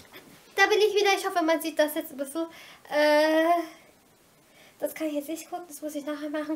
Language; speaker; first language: German; native; German